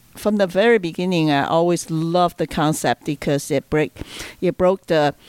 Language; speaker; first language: English; non-native, fluent; Chinese